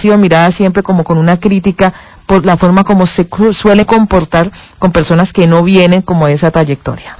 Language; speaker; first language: Spanish; native; Spanish